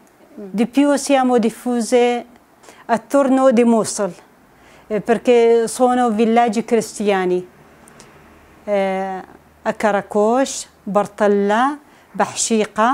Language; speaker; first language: Italian; non-native, fluent; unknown